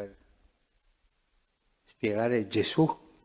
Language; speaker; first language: Italian; non-native, fluent; Spanish